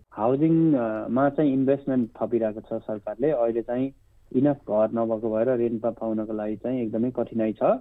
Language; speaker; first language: Nepali; native; Nepali